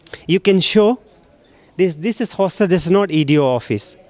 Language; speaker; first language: English; non-native, local second language; Urdu